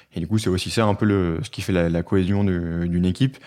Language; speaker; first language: French; native; French